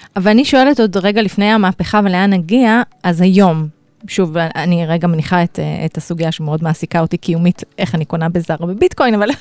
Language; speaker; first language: Hebrew; native; Hebrew